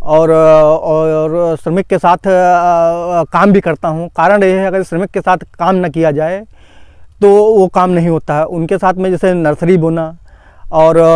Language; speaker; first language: Hindi; native; Hindi